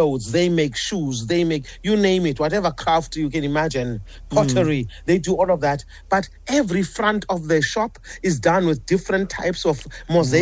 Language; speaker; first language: English; non-native, local second language; Zulu